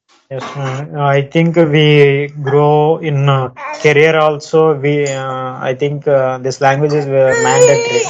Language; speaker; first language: English; non-native, learner; Telugu